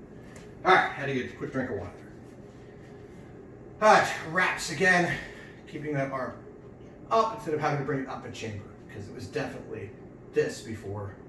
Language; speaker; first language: English; native; English